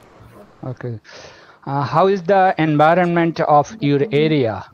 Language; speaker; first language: English; non-native, learner; Bangla